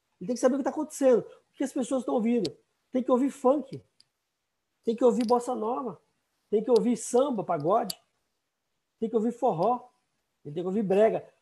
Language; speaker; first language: Portuguese; native; Portuguese